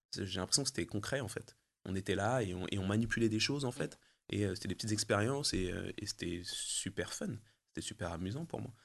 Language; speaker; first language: French; early bilingual, other home language; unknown